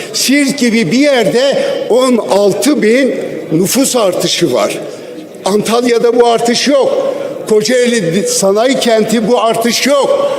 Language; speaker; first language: Turkish; non-native, local second language; Kurdish